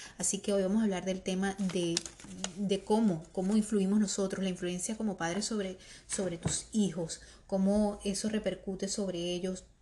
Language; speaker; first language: Spanish; native; Spanish